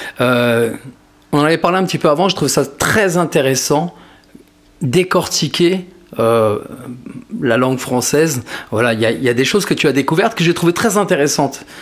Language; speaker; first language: French; native; French